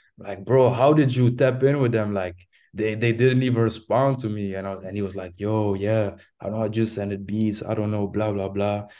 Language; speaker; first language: English; non-native, fluent; French